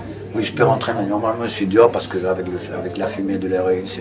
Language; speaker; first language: French; non-native, learner; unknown